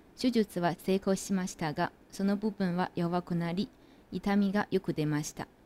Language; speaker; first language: Japanese; non-native, fluent; Chinese